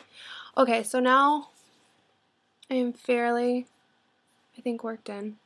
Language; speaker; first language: English; native; English